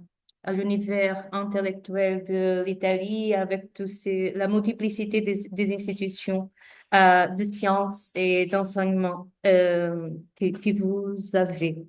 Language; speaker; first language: French; non-native, fluent; Portuguese